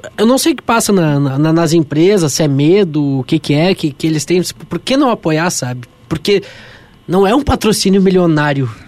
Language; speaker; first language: Portuguese; native; Portuguese